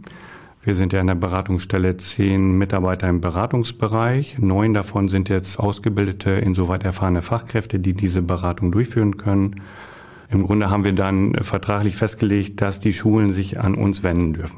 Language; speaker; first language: German; native; German